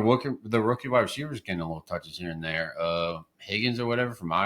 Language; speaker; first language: English; native; English